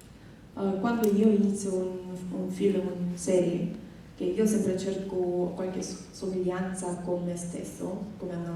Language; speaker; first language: Italian; non-native, fluent; Korean